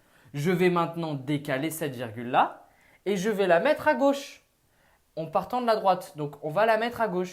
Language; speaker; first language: French; native; French